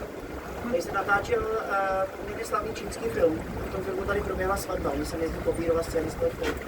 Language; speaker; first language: Czech; native; Czech